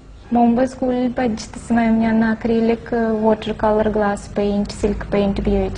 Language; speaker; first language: Malayalam; non-native, fluent; Russian